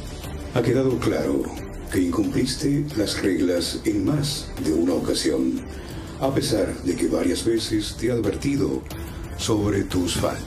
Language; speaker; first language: Spanish; native; Spanish